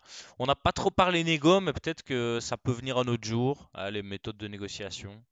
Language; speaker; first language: French; native; French